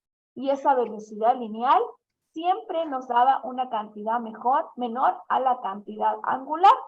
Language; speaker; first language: Spanish; native; Spanish